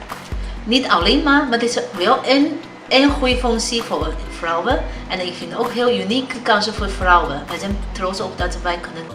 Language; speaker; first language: Dutch; non-native, learner; Chinese